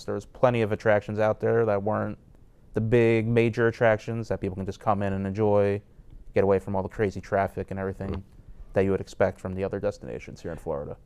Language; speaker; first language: English; native; English